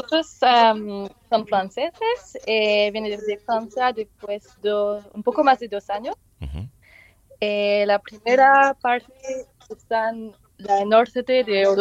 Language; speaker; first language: Spanish; non-native, learner; French